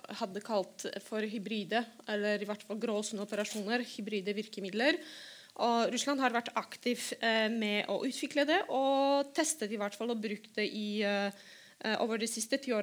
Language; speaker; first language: Norwegian; non-native, fluent; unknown